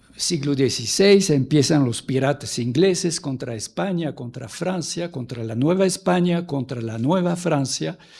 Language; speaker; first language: Spanish; non-native, fluent; French